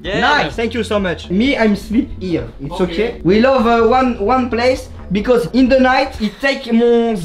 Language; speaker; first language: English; non-native, learner; French